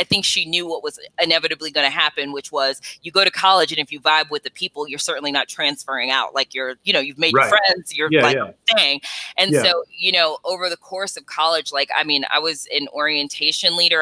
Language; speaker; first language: English; native; English